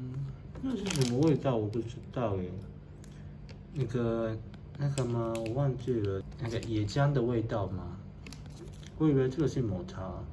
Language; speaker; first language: Chinese; non-native, fluent; Japanese